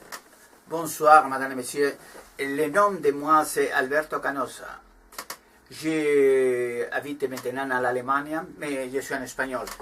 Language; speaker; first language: French; non-native, learner; Spanish